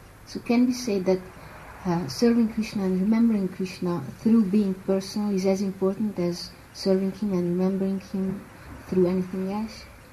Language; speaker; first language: English; non-native, fluent; Hungarian